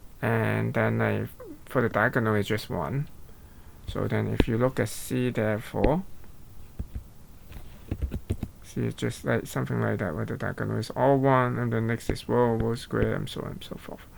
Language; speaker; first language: English; non-native, fluent; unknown